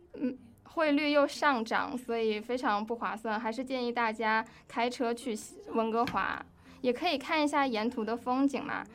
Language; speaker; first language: Chinese; native; Chinese